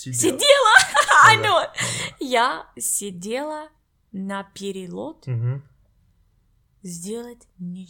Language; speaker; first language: Russian; non-native, learner; English